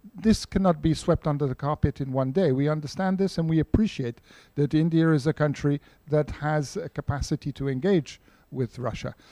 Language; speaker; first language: English; non-native, fluent; Portuguese